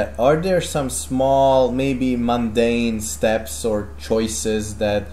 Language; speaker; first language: English; non-native, fluent; Hungarian